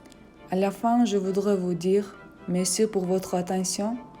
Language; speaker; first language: French; non-native, fluent; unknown